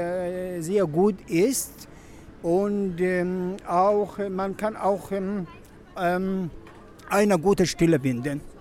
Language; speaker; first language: German; non-native, learner; Arabic